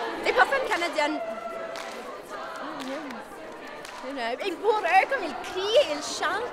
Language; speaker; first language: French; non-native, local second language; English